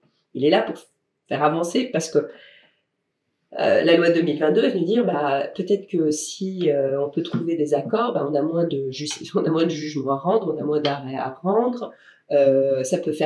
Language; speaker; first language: French; native; French